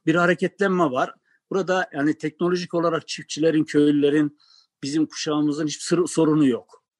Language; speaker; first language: Turkish; native; Turkish